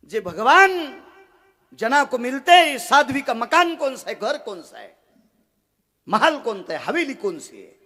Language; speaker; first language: Hindi; non-native, local second language; Marathi